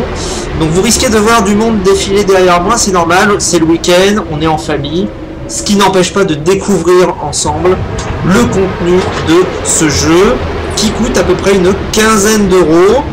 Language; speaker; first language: French; native; French